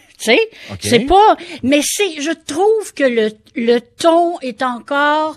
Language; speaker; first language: French; native; French